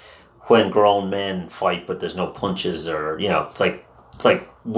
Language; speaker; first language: English; non-native, local second language; Irish